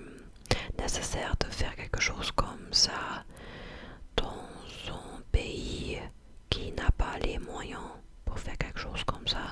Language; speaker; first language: French; non-native, fluent; English